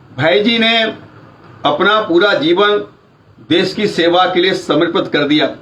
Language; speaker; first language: Hindi; native; Hindi